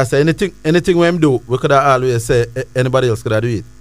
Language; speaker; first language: English; native; English